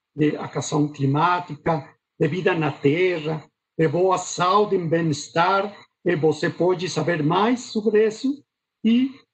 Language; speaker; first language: Portuguese; non-native, learner; Spanish